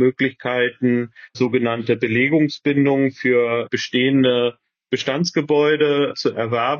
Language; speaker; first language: German; native; German